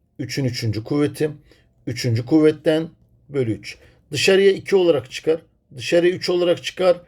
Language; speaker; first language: Turkish; native; Turkish